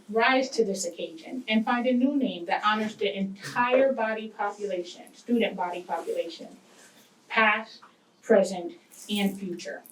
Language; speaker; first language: English; native; English